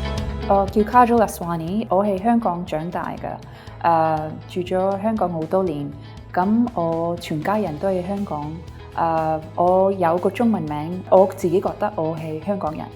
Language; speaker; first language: Cantonese; non-native, local second language; Sindhi